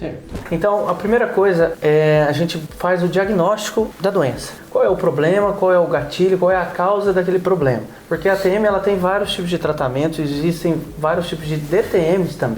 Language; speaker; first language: Portuguese; native; Portuguese